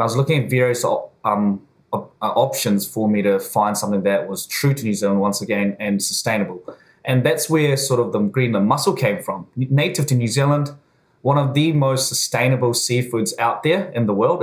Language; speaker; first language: English; native; English